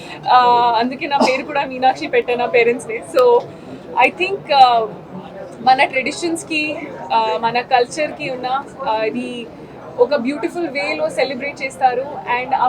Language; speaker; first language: Telugu; non-native, local second language; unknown